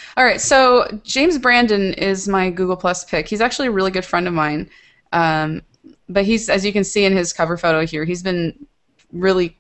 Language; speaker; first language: English; native; English